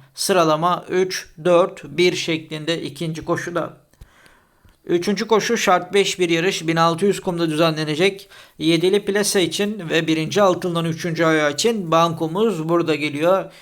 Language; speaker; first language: Turkish; native; Turkish